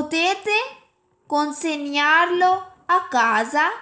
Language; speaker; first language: Italian; non-native, fluent; Urdu